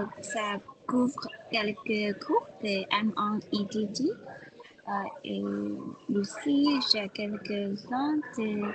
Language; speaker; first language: French; non-native, learner; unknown